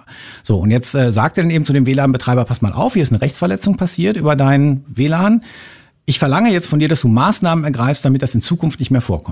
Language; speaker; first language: German; native; German